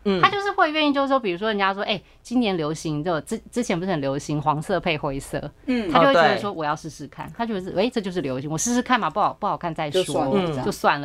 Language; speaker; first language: Chinese; native; Chinese